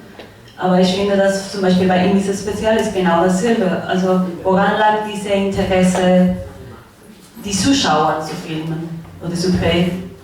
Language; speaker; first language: German; non-native, fluent; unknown